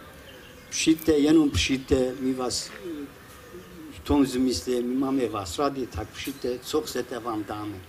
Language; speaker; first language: Czech; non-native, fluent; Kurdish